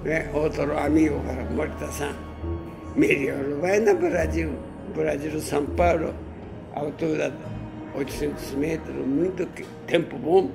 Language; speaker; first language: Portuguese; non-native, learner; Japanese